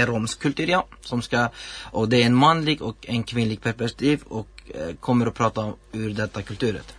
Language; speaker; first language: Swedish; non-native, learner; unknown